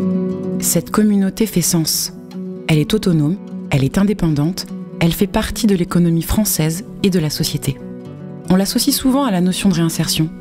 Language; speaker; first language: French; native; French